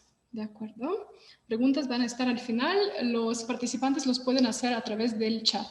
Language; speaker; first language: Spanish; non-native, fluent; Russian